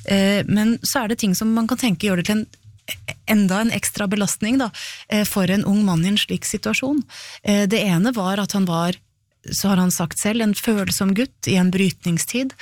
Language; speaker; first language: Norwegian; native; Norwegian